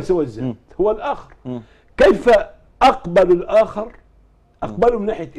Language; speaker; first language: Arabic; native; Arabic